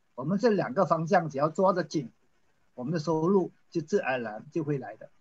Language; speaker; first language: Chinese; native; Chinese